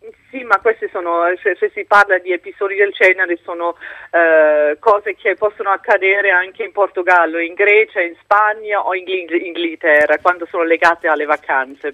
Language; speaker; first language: Italian; non-native, fluent; German